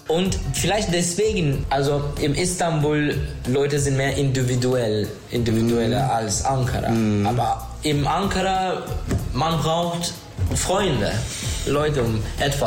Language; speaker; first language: German; non-native, learner; Turkish